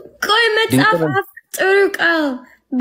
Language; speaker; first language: Amharic; non-native, learner; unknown